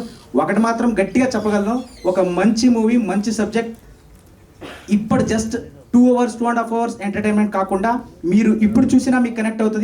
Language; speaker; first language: Telugu; non-native, learner; Kannada